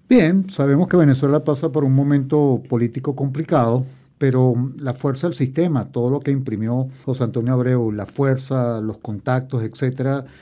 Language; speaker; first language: Spanish; native; Spanish